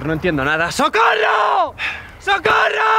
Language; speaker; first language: Spanish; native; Spanish